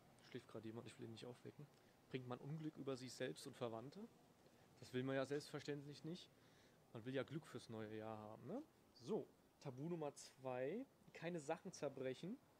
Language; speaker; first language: German; native; German